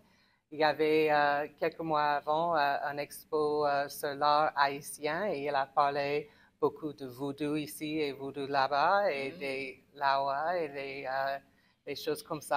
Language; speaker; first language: French; non-native, local second language; English